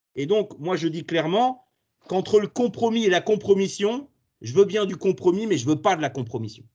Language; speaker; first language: French; native; French